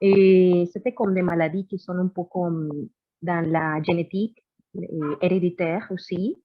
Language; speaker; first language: French; non-native, learner; Spanish